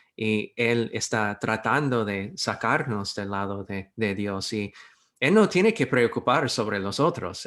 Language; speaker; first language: Spanish; non-native, fluent; English